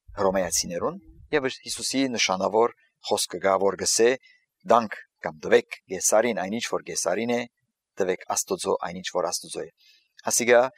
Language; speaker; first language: Armenian; early bilingual, heritage; Armenian